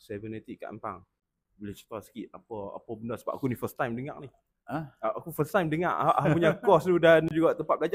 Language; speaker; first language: Malay; native; Malay